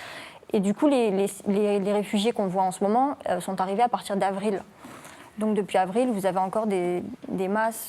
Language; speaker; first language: French; native; French